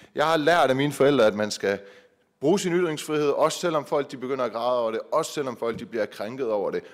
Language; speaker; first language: Danish; early bilingual, other home language; Persian